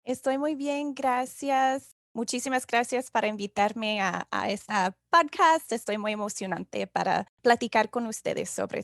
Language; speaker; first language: Spanish; non-native, fluent; English